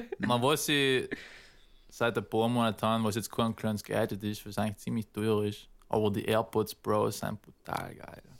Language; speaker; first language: German; native; German